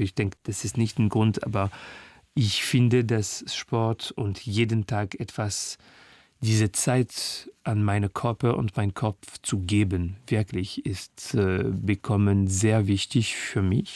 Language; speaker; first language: German; non-native, fluent; French